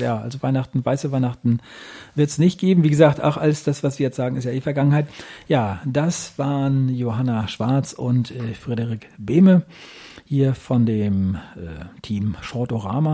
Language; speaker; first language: German; native; German